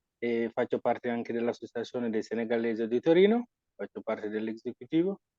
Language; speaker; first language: Italian; non-native, fluent; Wolof